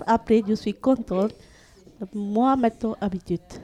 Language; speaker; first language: French; non-native, learner; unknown